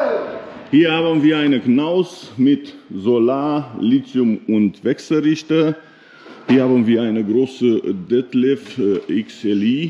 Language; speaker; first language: German; non-native, fluent; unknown